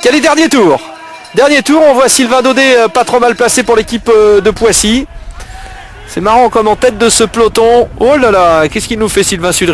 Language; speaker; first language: French; native; French